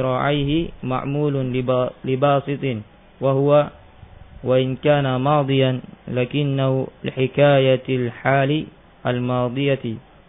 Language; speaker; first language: Arabic; non-native, fluent; Indonesian